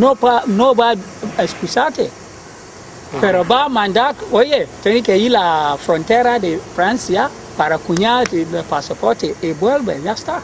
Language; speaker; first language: Spanish; non-native, learner; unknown